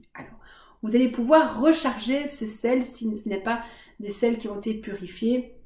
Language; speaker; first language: French; native; French